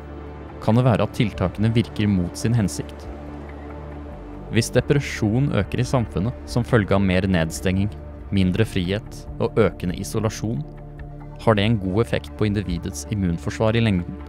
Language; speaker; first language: Norwegian; native; Norwegian